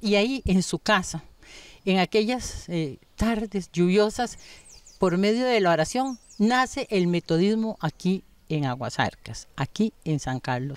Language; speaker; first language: Spanish; native; Spanish